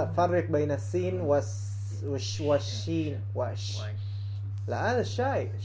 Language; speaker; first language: Arabic; non-native, fluent; Indonesian